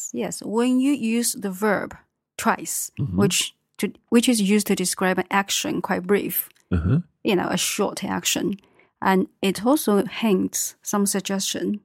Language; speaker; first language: English; non-native, fluent; Chinese